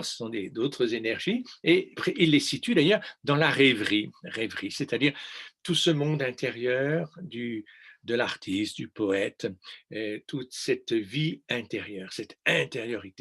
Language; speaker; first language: French; native; French